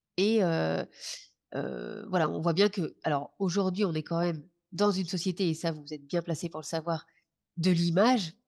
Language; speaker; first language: French; native; French